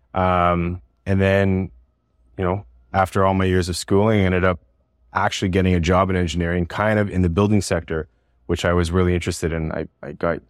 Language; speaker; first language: English; native; English